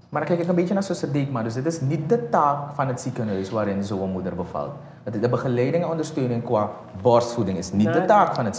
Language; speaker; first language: Dutch; native; Dutch